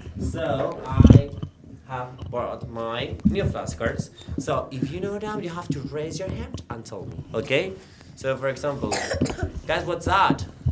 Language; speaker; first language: English; non-native, fluent; Spanish